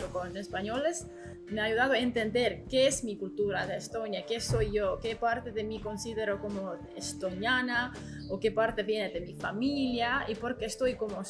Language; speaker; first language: Spanish; non-native, learner; Estonian